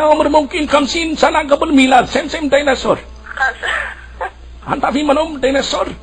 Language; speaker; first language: Arabic; non-native, learner; Urdu